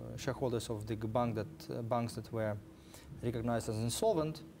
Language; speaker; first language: English; non-native, fluent; Ukrainian